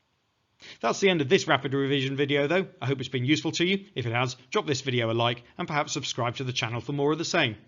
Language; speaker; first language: English; native; English